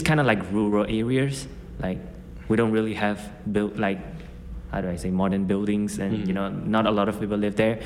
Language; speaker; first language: English; non-native, fluent; Burmese